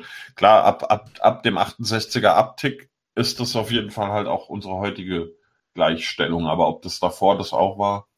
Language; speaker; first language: German; native; German